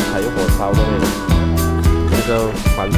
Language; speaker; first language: Chinese; native; Chinese